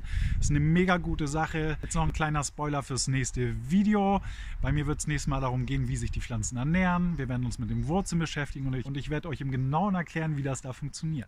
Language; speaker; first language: German; native; German